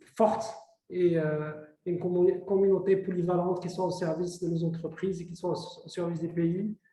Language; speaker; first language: French; non-native, local second language; Arabic